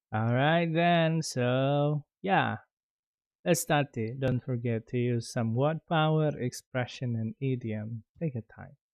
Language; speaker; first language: English; non-native, fluent; Indonesian